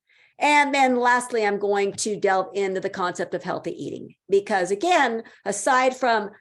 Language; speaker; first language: English; native; English